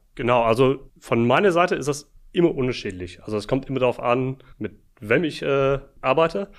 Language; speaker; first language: German; non-native, fluent; English